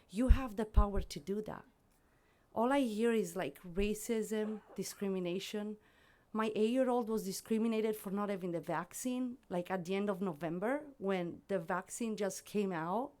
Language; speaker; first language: English; non-native, fluent; Italian